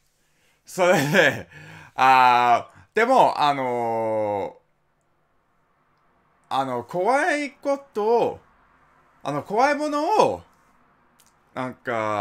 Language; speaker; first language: Japanese; non-native, learner; English